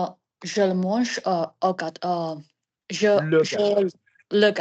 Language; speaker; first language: French; non-native, learner; English